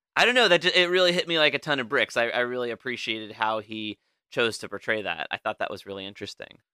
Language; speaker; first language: English; native; English